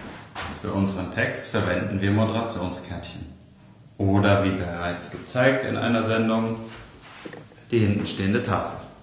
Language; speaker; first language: German; native; German